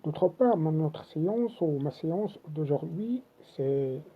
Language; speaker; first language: French; non-native, local second language; Arabic